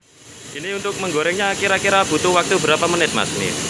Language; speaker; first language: Indonesian; native; Indonesian